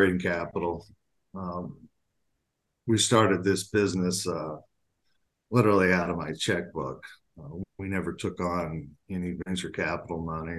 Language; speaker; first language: English; native; English